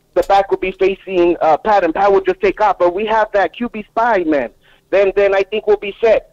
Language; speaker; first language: English; native; English